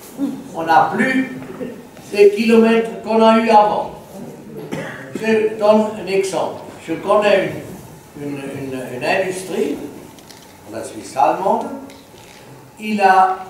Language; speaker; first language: French; non-native, fluent; German